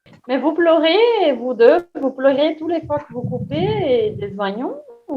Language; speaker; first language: French; non-native, fluent; Portuguese